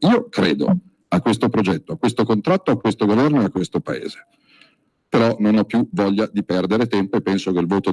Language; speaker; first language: Italian; native; Italian